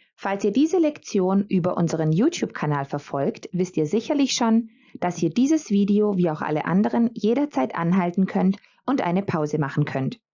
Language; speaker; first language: German; non-native, fluent; Croatian